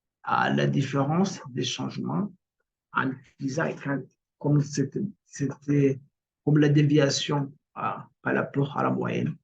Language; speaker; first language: French; non-native, local second language; Kinyarwanda